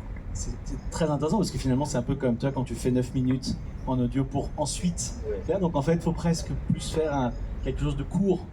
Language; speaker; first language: French; native; French